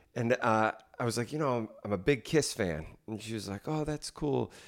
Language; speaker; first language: English; native; English